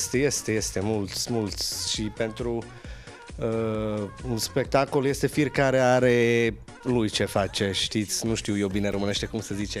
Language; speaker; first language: Romanian; non-native, learner; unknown